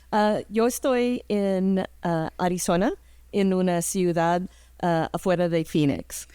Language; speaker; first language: Spanish; early bilingual, heritage; English